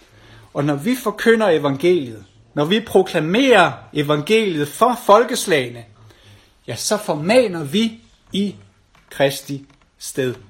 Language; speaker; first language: Danish; native; Danish